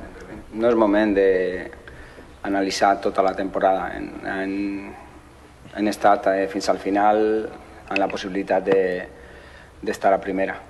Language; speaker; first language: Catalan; non-native, fluent; Spanish